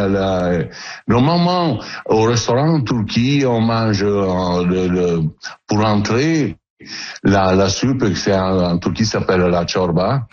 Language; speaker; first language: French; non-native, learner; Italian